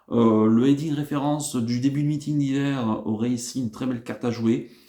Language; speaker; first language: French; native; French